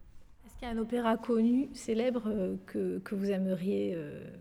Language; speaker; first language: French; non-native, fluent; Swedish